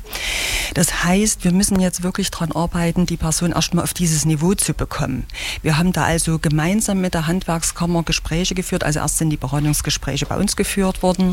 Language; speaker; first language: German; native; German